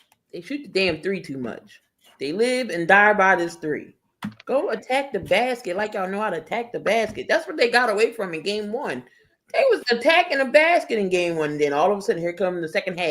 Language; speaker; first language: English; native; English